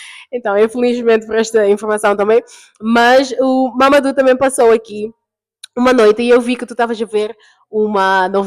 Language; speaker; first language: Portuguese; non-native, fluent; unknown